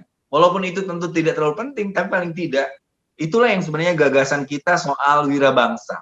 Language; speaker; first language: Indonesian; native; Indonesian